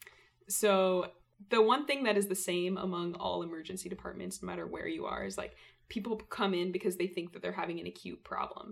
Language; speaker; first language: English; native; English